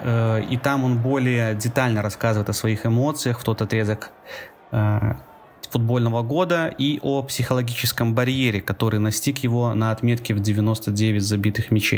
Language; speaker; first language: Russian; native; Russian